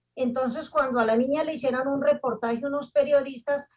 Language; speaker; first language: Spanish; native; Spanish